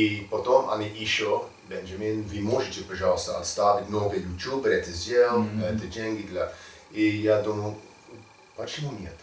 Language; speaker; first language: Russian; non-native, learner; English